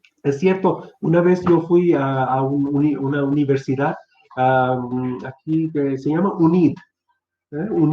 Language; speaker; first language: Spanish; non-native, fluent; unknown